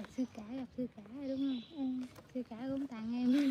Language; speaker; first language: Vietnamese; native; Vietnamese